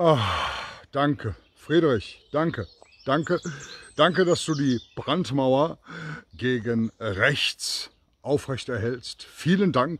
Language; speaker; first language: German; native; German